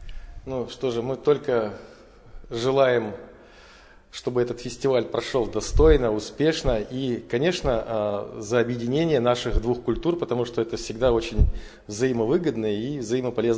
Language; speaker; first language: Russian; native; Russian